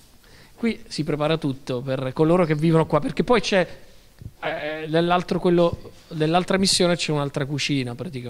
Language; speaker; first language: Italian; native; Italian